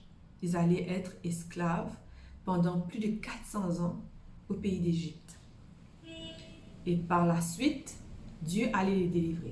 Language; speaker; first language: French; native; French